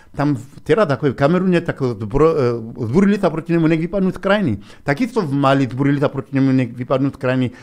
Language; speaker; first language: Slovak; non-native, fluent; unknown